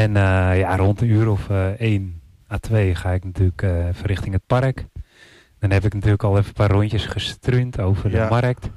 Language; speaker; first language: Dutch; native; Dutch